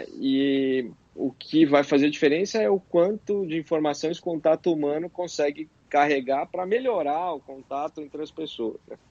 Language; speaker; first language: Portuguese; native; Portuguese